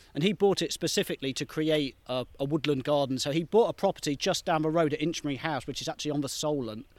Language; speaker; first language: English; native; English